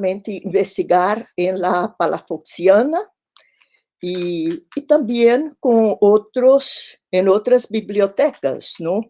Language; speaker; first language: Spanish; non-native, fluent; Portuguese